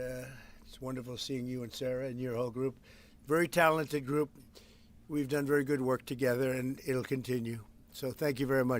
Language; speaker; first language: English; native; English